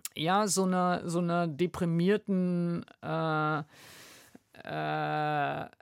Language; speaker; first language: German; native; German